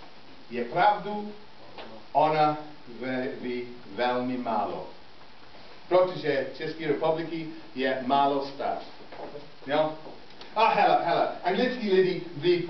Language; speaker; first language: Czech; non-native, learner; English